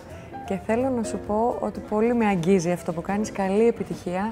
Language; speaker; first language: Greek; native; Greek